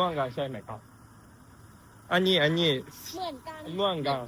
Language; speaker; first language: Thai; non-native, learner; Japanese